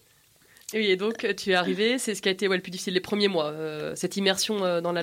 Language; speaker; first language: French; native; French